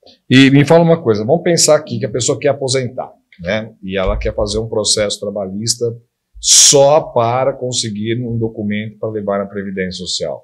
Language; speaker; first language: Portuguese; native; Portuguese